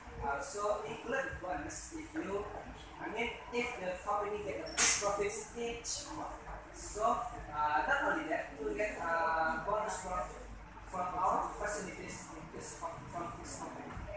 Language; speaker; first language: English; non-native, learner; Indonesian